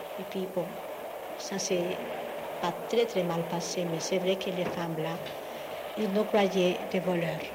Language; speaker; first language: French; non-native, fluent; Spanish